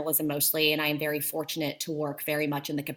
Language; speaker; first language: English; early bilingual, other home language; Polish